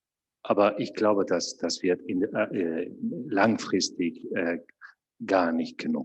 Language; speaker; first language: German; non-native, fluent; Spanish